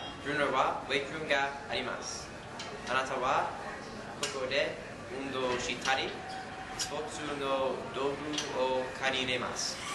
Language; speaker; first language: Japanese; non-native, learner; English